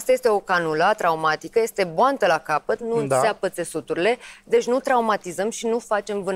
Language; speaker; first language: Romanian; native; Romanian